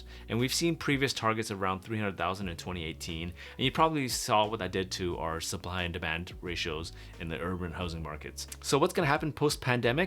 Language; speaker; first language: English; native; English